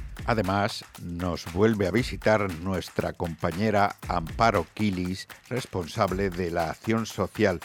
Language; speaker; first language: Spanish; native; Spanish